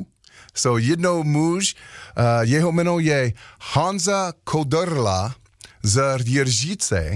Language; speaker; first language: Czech; non-native, learner; English